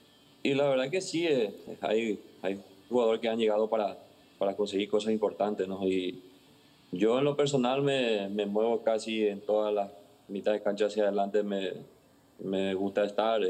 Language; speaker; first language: Spanish; native; Spanish